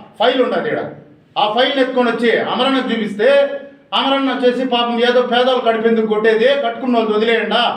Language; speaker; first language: Telugu; native; Telugu